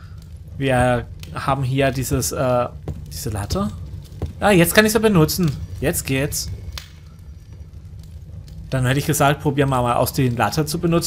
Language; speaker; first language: German; native; German